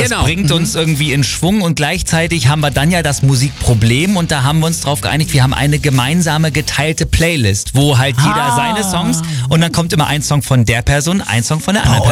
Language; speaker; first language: German; native; German